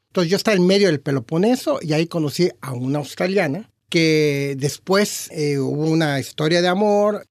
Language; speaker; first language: Spanish; native; Spanish